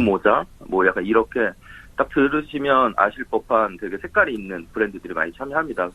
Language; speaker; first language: Korean; native; Korean